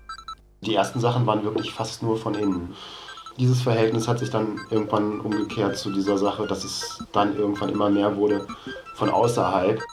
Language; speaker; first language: German; native; German